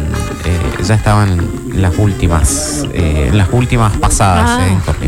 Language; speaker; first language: Spanish; native; Spanish